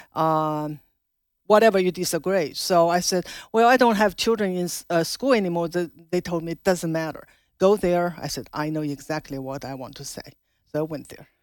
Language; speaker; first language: English; non-native, fluent; Chinese